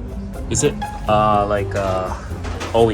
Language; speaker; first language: English; native; English